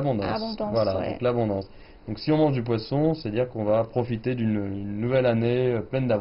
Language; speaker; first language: French; native; French